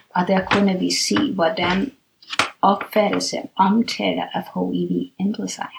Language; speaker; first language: Danish; non-native, fluent; English